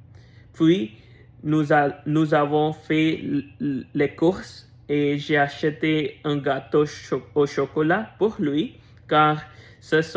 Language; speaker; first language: French; non-native, learner; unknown